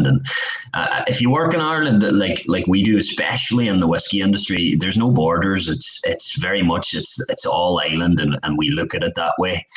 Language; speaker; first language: English; native; English